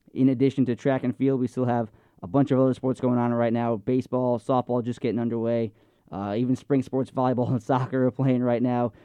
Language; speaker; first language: English; native; English